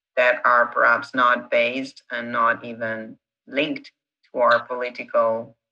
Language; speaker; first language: English; non-native, fluent; Italian